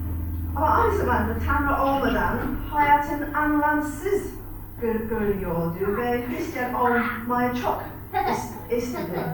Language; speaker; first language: Turkish; non-native, fluent; English